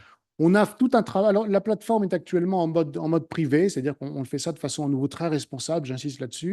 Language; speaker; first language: French; native; French